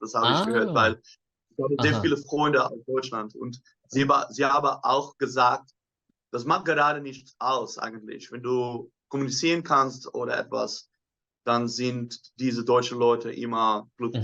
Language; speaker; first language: German; non-native, fluent; Dutch